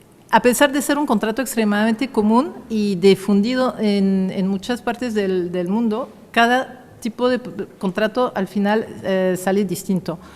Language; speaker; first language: Spanish; non-native, fluent; French